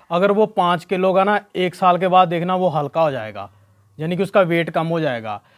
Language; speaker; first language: Hindi; non-native, local second language; Punjabi